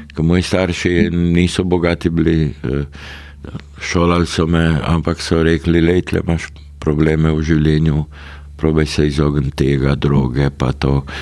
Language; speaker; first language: Slovenian; early bilingual, other home language; Serbian